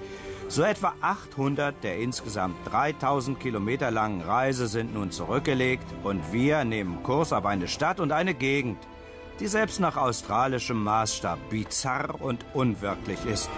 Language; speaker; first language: German; native; German